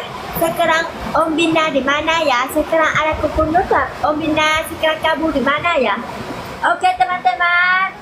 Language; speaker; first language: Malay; non-native, fluent; Vietnamese